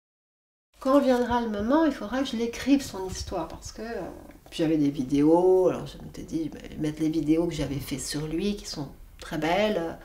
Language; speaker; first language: French; native; French